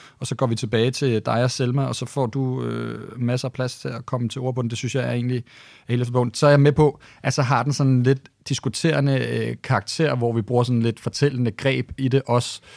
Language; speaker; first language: Danish; native; Danish